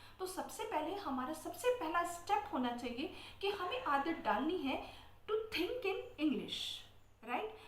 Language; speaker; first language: Hindi; native; Hindi